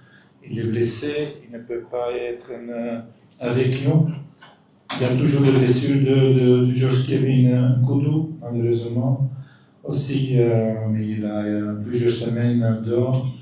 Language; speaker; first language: French; non-native, local second language; Dutch